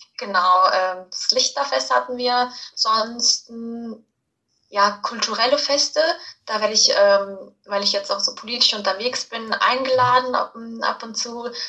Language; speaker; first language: German; early bilingual, other home language; Punjabi